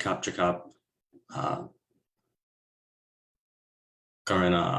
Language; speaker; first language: Indonesian; non-native, learner; English